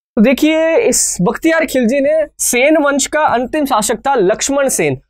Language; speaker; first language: Hindi; native; Hindi